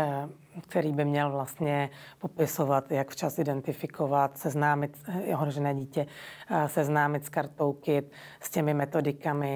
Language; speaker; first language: Czech; native; Czech